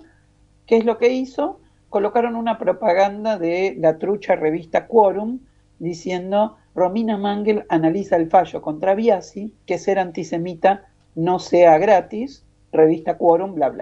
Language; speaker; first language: Spanish; native; Spanish